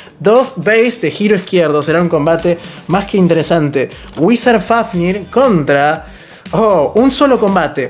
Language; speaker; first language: Spanish; native; Spanish